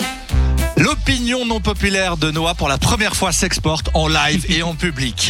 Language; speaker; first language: French; native; French